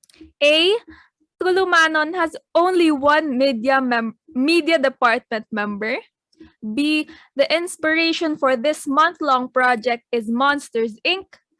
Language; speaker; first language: English; non-native, local second language; Filipino